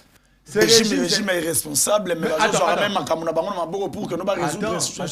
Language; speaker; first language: French; non-native, local second language; Lingala